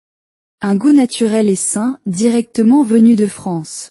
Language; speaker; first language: French; non-native, learner; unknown